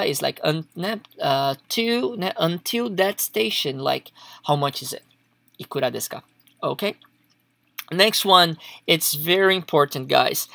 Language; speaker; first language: English; non-native, fluent; Portuguese